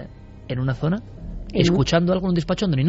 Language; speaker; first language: Spanish; native; Spanish